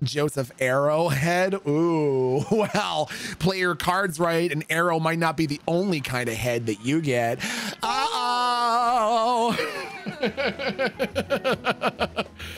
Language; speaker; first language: English; native; English